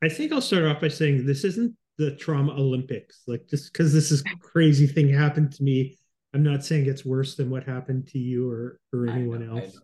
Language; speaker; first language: English; native; English